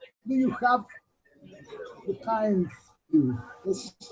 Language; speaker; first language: English; non-native, learner; Spanish